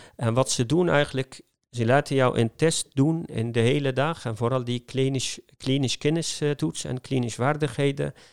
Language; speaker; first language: Dutch; non-native, fluent; Arabic